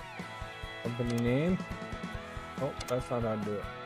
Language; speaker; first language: English; native; English